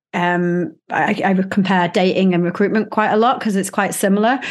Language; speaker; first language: English; native; English